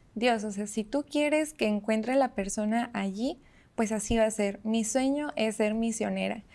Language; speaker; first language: Spanish; native; Spanish